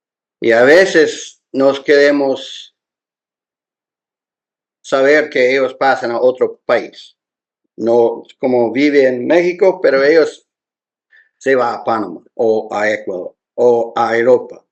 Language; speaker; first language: Spanish; non-native, learner; English